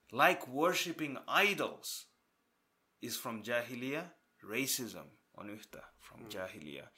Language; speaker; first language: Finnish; early bilingual, other home language; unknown